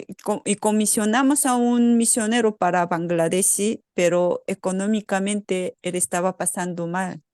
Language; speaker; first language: Spanish; non-native, fluent; Korean